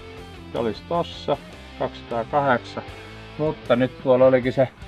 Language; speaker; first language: Finnish; native; Finnish